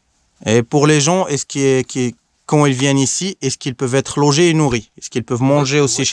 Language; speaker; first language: French; native; French